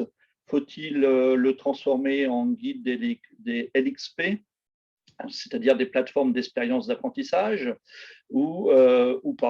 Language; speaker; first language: French; native; French